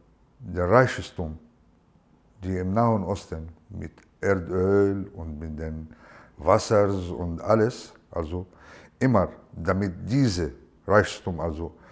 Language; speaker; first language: German; non-native, learner; Arabic